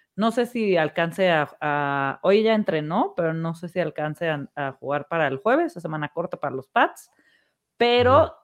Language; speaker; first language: Spanish; native; Spanish